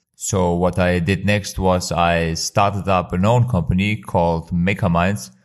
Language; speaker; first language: English; non-native, fluent; Albanian